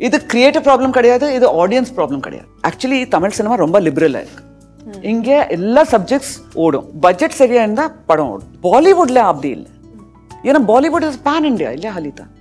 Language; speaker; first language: Tamil; early bilingual, heritage; Tamil